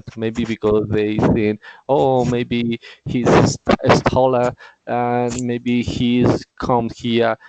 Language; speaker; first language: English; non-native, learner; Spanish